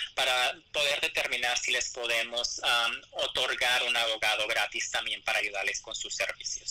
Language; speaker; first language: Spanish; early bilingual, other home language; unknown